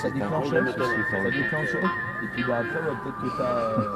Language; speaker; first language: French; native; French